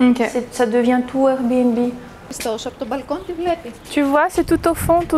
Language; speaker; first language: French; early bilingual, heritage; French